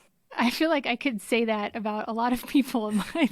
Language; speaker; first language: English; native; English